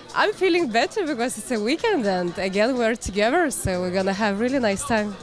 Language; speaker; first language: English; non-native, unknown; Lithuanian